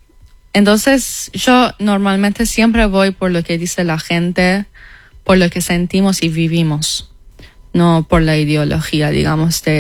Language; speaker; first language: Spanish; non-native, fluent; Persian